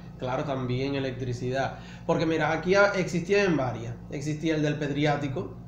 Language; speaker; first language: Spanish; native; Spanish